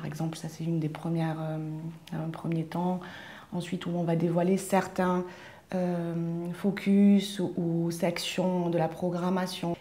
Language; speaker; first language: French; native; French